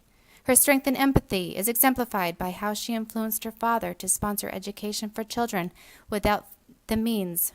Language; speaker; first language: English; native; English